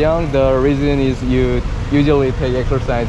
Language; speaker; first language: English; non-native, learner; Korean